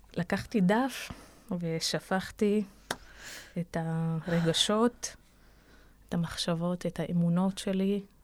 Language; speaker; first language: Hebrew; non-native, local second language; Arabic